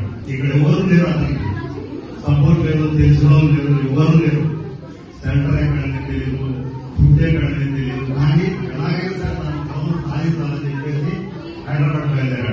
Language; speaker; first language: Telugu; native; Telugu